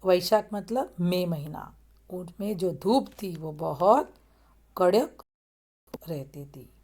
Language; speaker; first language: Hindi; non-native, local second language; Marathi